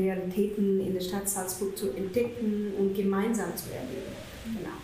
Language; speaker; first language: German; non-native, fluent; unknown